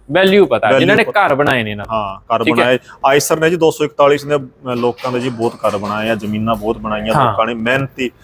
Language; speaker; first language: Punjabi; non-native, local second language; Haryanvi